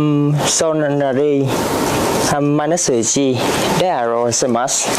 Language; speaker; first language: Japanese; non-native, learner; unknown